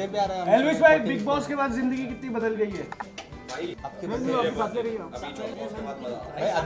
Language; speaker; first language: Hindi; native; Hindi